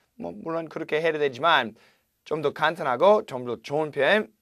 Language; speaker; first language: Korean; non-native, fluent; English